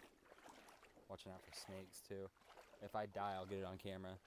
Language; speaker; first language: English; native; English